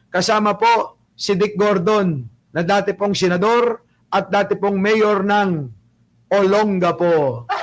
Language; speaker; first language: Filipino; non-native, local second language; Pangasinan